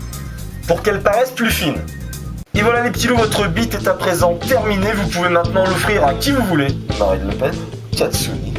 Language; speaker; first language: French; native; French